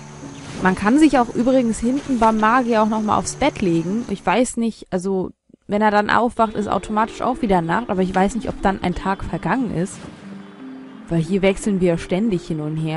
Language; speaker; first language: German; native; German